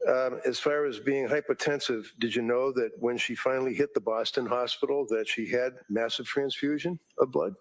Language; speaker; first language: English; native; English